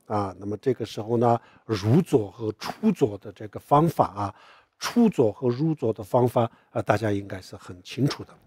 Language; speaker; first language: Chinese; non-native, local second language; Tibetan